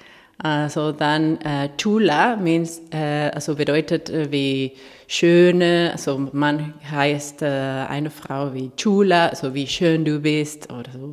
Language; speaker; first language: German; non-native, fluent; Spanish